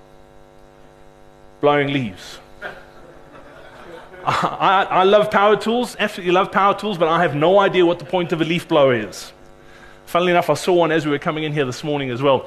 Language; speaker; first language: English; native; English